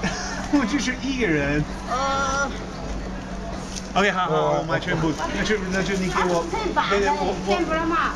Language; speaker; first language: Chinese; non-native, learner; English